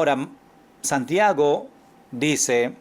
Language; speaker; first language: Spanish; non-native, fluent; English